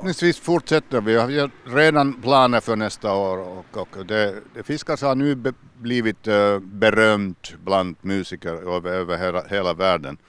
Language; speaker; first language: Swedish; non-native, local second language; Finnish